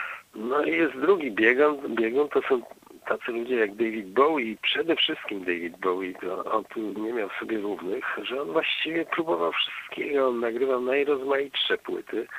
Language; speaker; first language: Polish; native; Polish